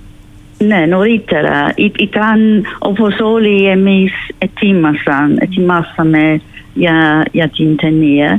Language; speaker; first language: Greek; non-native, fluent; English